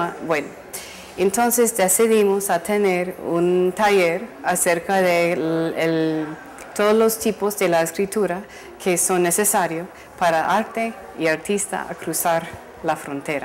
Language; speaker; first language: Spanish; non-native, fluent; English